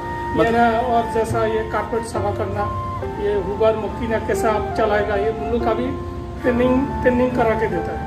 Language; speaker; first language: Hindi; non-native, fluent; Bangla